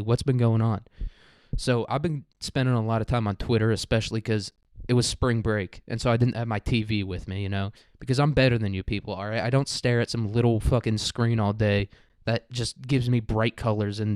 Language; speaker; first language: English; native; English